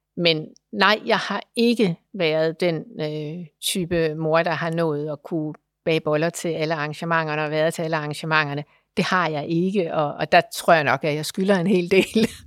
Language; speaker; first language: Danish; native; Danish